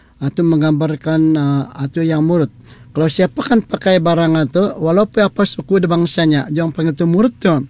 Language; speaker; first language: Malay; non-native, local second language; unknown